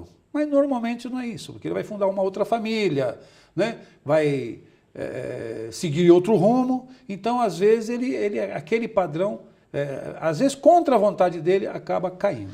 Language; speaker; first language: Portuguese; native; Portuguese